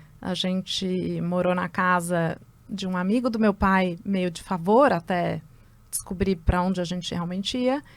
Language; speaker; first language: Portuguese; early bilingual, other home language; Spanish